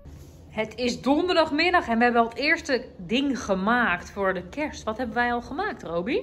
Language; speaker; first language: Dutch; native; Dutch